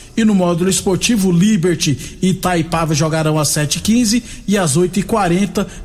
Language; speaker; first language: Portuguese; native; Portuguese